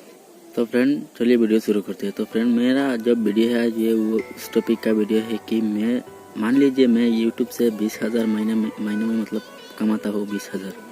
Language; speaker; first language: Hindi; non-native, local second language; Bangla